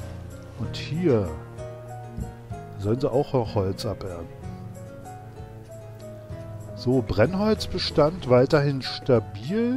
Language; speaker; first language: German; native; German